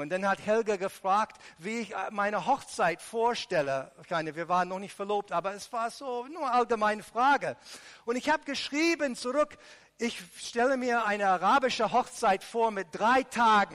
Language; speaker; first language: German; non-native, fluent; Arabic